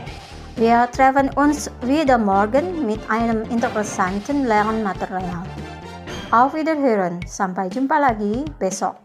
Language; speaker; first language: German; non-native, fluent; Indonesian